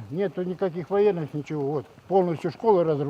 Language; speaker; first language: Russian; native; Russian